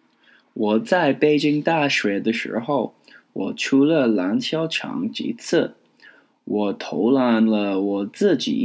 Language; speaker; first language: Chinese; non-native, learner; English